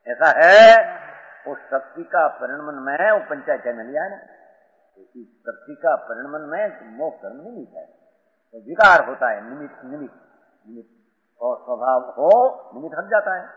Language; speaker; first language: Hindi; non-native, local second language; Gujarati